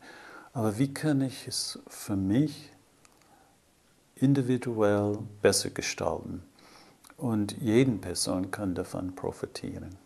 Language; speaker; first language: German; non-native, fluent; English